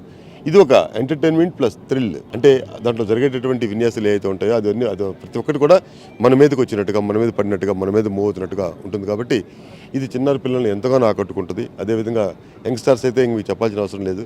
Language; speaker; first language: Telugu; native; Telugu